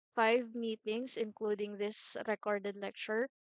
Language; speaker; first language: English; non-native, local second language; Filipino